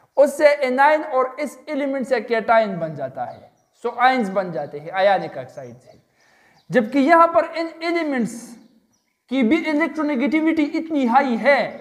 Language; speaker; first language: Urdu; non-native, local second language; Pashto